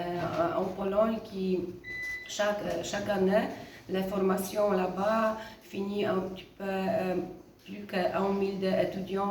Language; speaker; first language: French; non-native, fluent; Polish